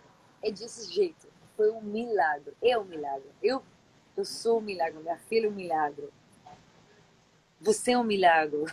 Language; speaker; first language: Portuguese; non-native, fluent; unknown